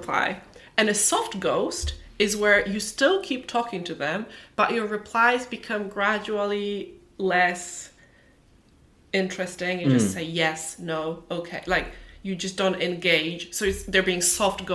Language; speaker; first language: English; non-native, fluent; Polish